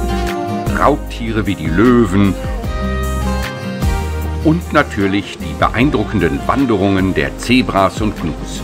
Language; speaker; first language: German; native; German